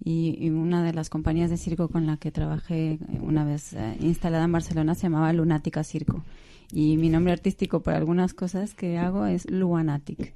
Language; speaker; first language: Spanish; native; Spanish